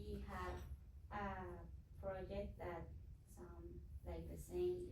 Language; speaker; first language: English; non-native, learner; Spanish